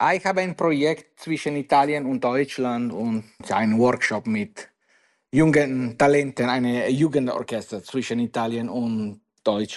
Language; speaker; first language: German; non-native, learner; Italian